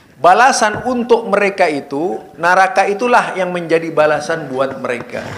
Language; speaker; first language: Indonesian; non-native, local second language; Madurese